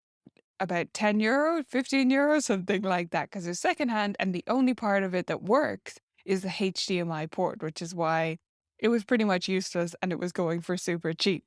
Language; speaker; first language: English; native; English